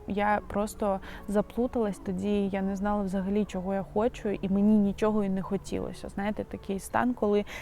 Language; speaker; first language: Ukrainian; non-native, local second language; Russian